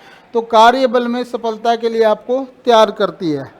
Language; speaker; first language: Hindi; native; Hindi